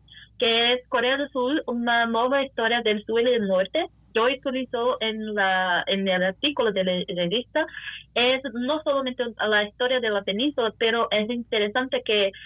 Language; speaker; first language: Spanish; non-native, fluent; Portuguese